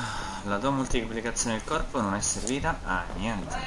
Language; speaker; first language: Italian; native; Italian